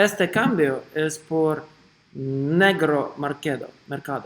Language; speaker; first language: Spanish; non-native, learner; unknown